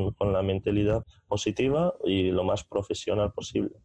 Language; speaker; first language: Spanish; non-native, fluent; Hungarian